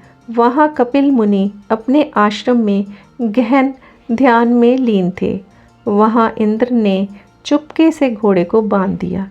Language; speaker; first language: Hindi; native; Hindi